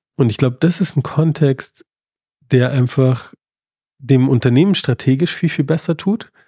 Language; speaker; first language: German; native; German